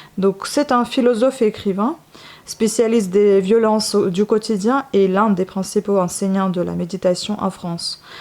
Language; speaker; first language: French; non-native, fluent; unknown